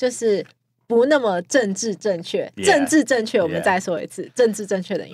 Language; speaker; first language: Chinese; native; Chinese